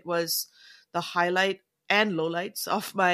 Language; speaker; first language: English; non-native, local second language; Tamil